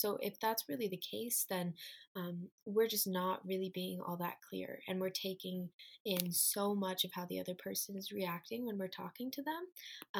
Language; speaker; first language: English; native; English